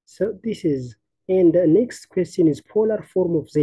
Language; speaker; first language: English; non-native, local second language; Amharic